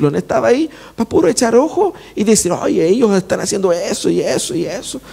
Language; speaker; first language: Spanish; non-native, fluent; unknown